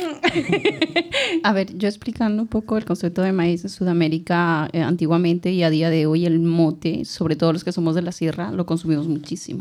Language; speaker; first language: Spanish; native; Spanish